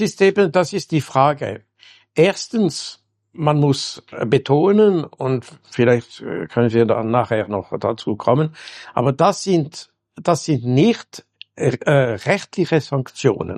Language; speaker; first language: German; non-native, local second language; French